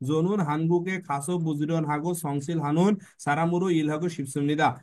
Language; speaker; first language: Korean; non-native, learner; Bangla